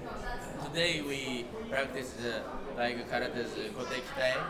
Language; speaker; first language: English; non-native, learner; Japanese